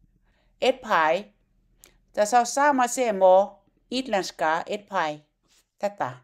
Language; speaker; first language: Icelandic; non-native, learner; Thai